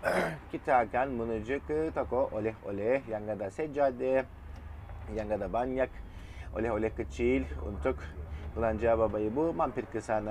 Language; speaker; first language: Indonesian; non-native, fluent; Turkish